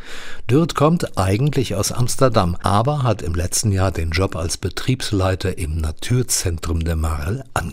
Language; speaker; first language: German; native; German